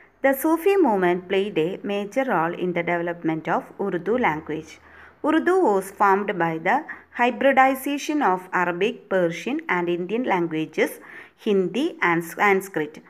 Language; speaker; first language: English; non-native, local second language; Malayalam